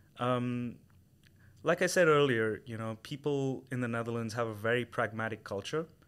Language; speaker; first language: English; non-native, local second language; Tamil